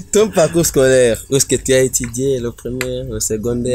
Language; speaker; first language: French; non-native, local second language; Rundi